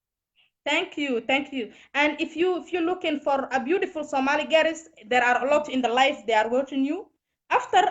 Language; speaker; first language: English; non-native, learner; Somali